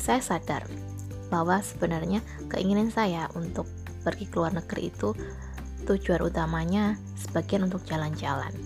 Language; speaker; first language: Indonesian; native; Indonesian